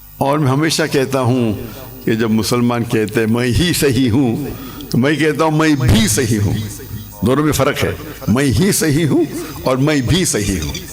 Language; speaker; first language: Urdu; non-native, local second language; English